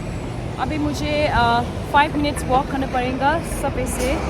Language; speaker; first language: Hindi; non-native, local second language; Tibetan